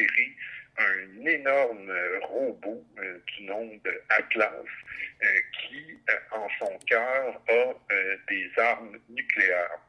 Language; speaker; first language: French; native; French